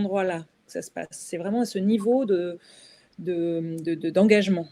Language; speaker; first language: French; native; French